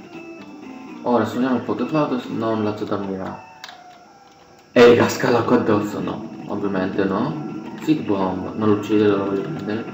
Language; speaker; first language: Italian; native; Italian